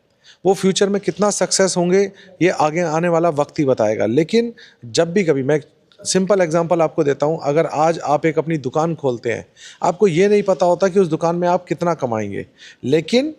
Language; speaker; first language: Hindi; native; Hindi